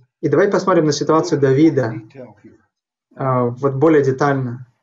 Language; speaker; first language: Russian; native; Russian